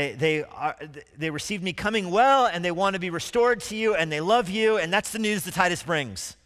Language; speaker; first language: English; native; English